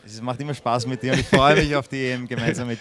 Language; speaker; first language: German; native; German